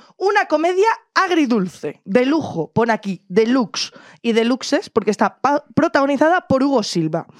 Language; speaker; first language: Spanish; native; Spanish